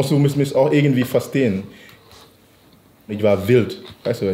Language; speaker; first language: German; native; German